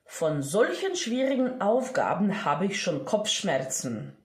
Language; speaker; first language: German; non-native, fluent; Ukrainian